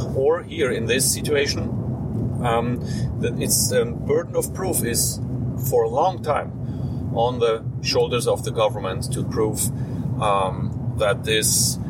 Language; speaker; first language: English; non-native, fluent; German